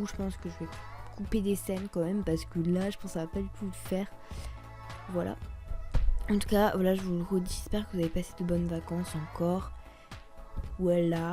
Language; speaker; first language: French; native; French